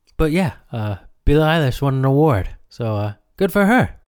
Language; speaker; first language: English; native; English